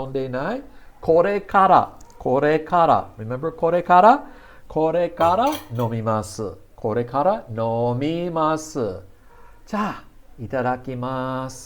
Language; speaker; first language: Japanese; non-native, fluent; English